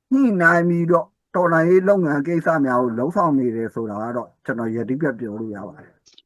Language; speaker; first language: Burmese; non-native, local second language; S'gaw Karen